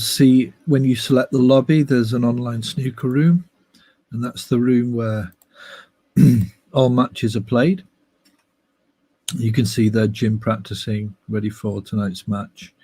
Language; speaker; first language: English; native; English